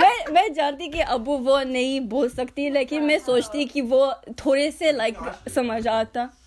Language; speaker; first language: Hindi; non-native, learner; English